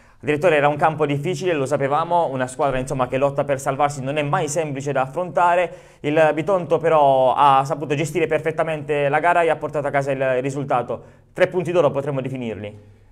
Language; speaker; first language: Italian; native; Italian